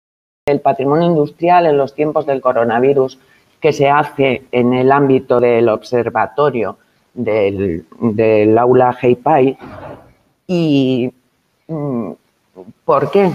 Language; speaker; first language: Spanish; native; Spanish